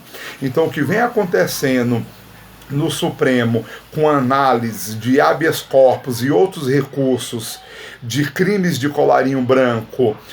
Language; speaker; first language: Portuguese; native; Portuguese